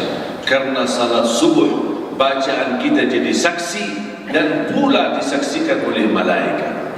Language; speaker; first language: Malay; non-native, fluent; Arabic